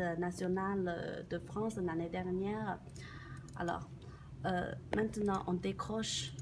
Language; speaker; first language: French; non-native, learner; Chinese